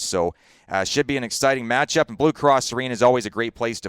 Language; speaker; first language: English; native; English